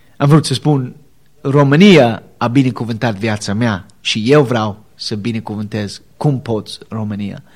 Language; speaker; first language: Romanian; non-native, learner; English